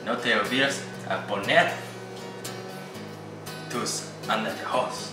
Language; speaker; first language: Spanish; non-native, learner; English